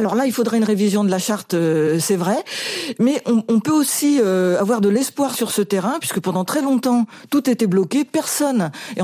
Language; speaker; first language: French; native; French